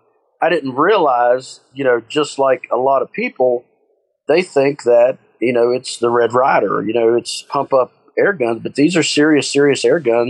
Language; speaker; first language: English; native; English